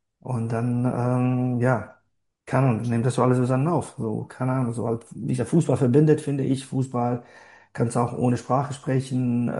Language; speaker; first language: German; non-native, fluent; Bosnian